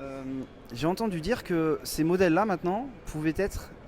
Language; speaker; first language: French; native; French